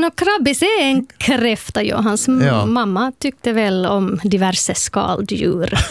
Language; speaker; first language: Swedish; native; Swedish